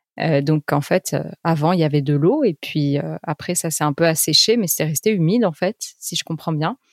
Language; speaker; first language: French; native; French